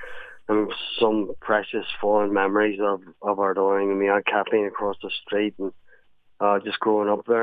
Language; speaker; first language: English; native; English